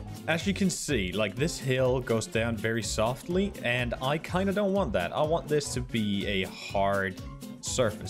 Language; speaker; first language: English; native; English